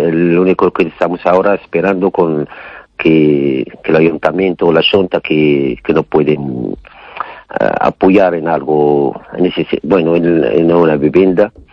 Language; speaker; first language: Spanish; non-native, fluent; Arabic